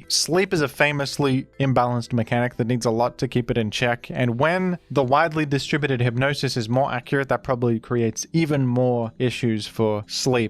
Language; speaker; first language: English; native; English